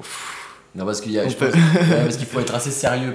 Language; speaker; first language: French; native; French